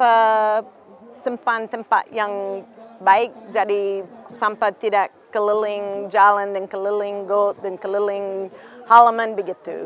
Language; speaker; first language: Indonesian; non-native, learner; English